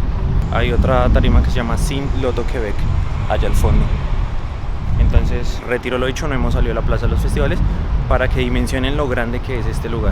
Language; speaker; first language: Spanish; native; Spanish